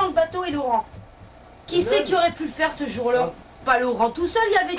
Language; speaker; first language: French; native; French